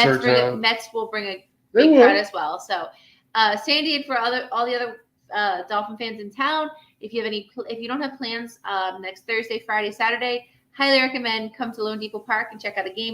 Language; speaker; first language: English; native; English